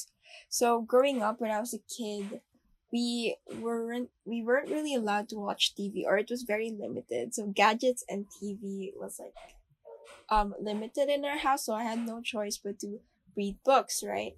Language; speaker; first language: English; non-native, local second language; Filipino